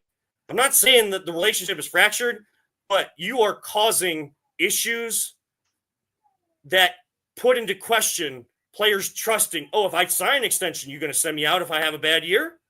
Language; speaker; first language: English; native; English